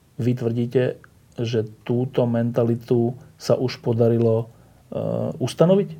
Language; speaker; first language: Slovak; native; Slovak